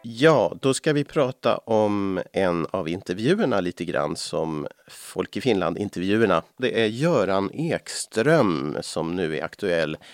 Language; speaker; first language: Swedish; native; Swedish